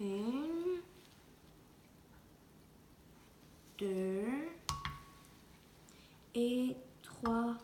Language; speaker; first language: French; non-native, local second language; English